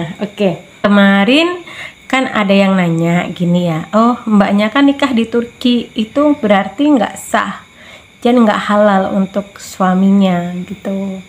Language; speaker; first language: Indonesian; native; Indonesian